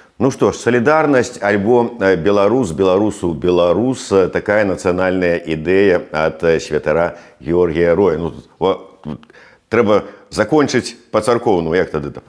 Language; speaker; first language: Belarusian; native; Belarusian